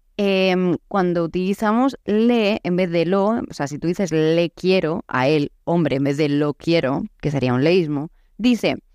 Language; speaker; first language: Spanish; native; Spanish